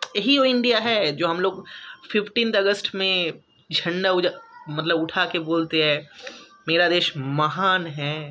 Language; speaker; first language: Hindi; non-native, local second language; Bangla